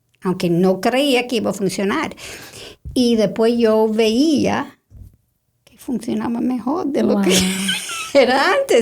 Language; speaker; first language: Spanish; non-native, fluent; English